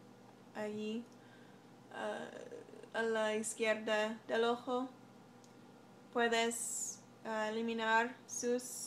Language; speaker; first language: Spanish; non-native, learner; English